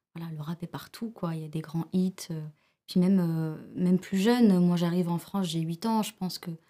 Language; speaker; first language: French; early bilingual, other home language; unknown